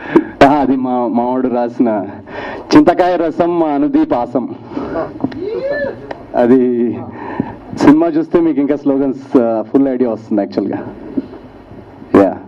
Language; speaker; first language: Telugu; native; Telugu